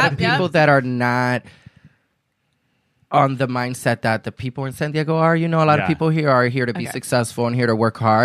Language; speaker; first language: English; early bilingual, other home language; Spanish